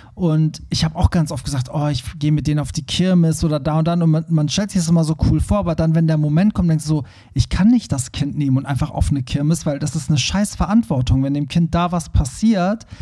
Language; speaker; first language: German; early bilingual, other home language; Persian